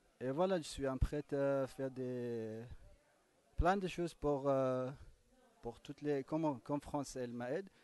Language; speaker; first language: French; non-native, learner; Kurdish